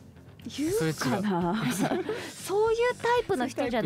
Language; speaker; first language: Japanese; native; Japanese